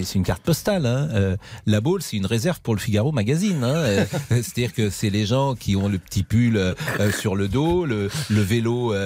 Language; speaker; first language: French; native; French